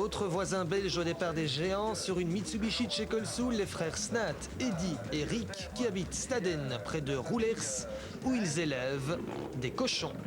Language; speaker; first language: French; native; French